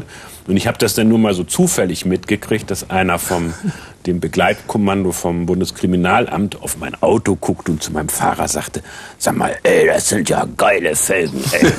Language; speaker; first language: German; native; German